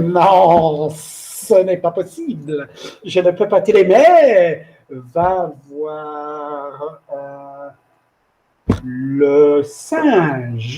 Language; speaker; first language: French; non-native, fluent; English